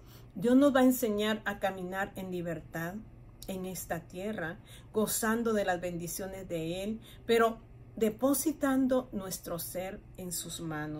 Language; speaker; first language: Spanish; native; Spanish